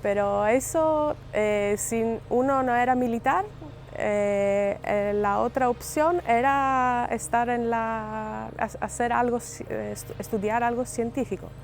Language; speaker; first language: Spanish; non-native, fluent; Greek